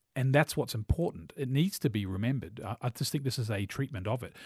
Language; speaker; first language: English; native; English